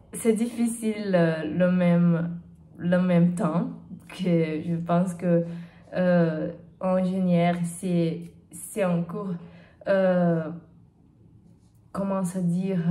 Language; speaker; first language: French; non-native, learner; Portuguese